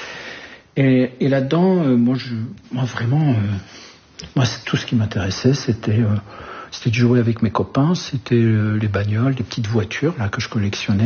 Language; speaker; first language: French; early bilingual, other home language; Arabic